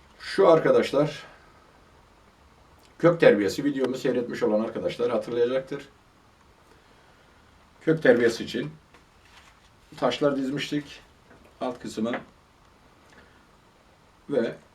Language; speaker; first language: Turkish; native; Turkish